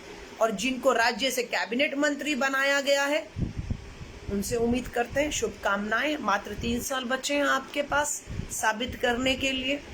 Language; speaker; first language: Hindi; native; Hindi